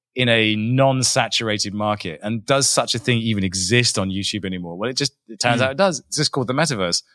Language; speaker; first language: English; native; English